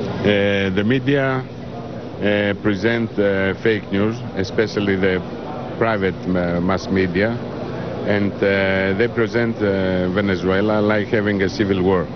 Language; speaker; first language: English; non-native, fluent; Greek